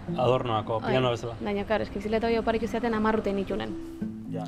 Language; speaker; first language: Basque; native; Basque